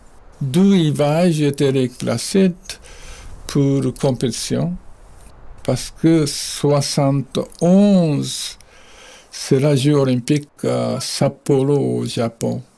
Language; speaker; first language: French; non-native, fluent; Japanese